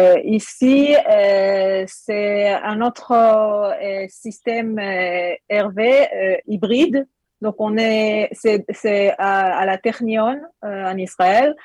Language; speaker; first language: French; non-native, learner; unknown